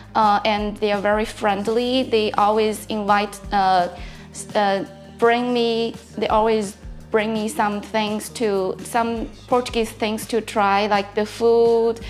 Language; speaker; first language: English; non-native, fluent; Chinese